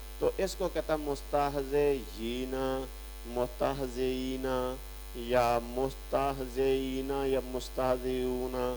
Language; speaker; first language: Urdu; non-native, local second language; Punjabi